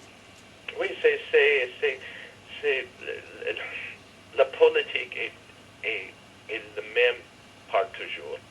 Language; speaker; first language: French; non-native, learner; English